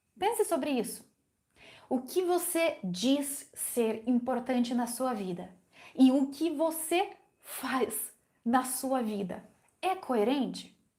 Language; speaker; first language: Portuguese; non-native, fluent; Ukrainian